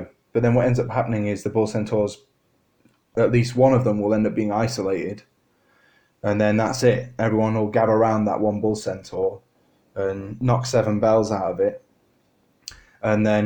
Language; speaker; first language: English; native; English